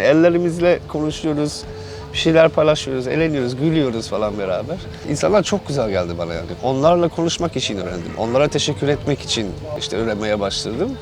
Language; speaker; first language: Turkish; non-native, fluent; English